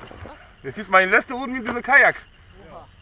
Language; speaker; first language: German; non-native, learner; French